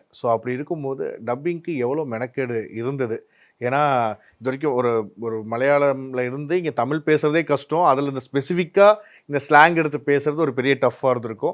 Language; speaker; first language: Tamil; native; Tamil